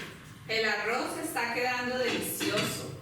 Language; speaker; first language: Spanish; native; Spanish